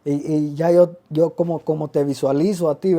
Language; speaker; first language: Spanish; early bilingual, other home language; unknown